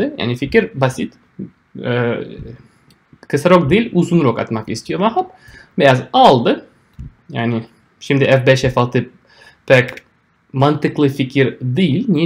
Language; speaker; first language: Turkish; non-native, fluent; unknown